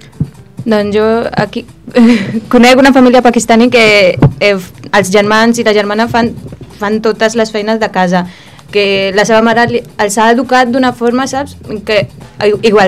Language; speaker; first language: Catalan; early bilingual, other home language; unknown